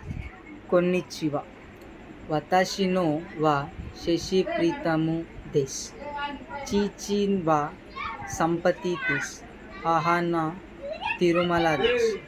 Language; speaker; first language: Japanese; non-native, learner; Telugu